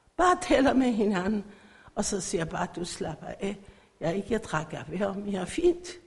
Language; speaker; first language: Danish; non-native, learner; Persian